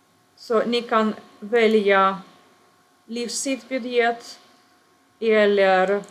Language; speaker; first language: Swedish; non-native, fluent; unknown